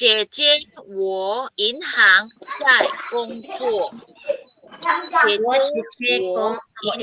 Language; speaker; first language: Chinese; non-native, fluent; Filipino